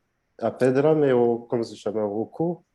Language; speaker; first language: Portuguese; non-native, fluent; French